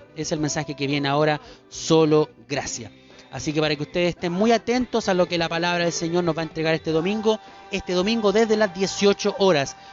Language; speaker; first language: Spanish; native; Spanish